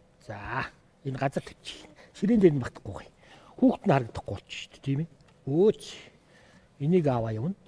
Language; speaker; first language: Mongolian; native; Mongolian